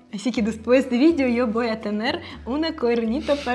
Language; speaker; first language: Spanish; non-native, fluent; Russian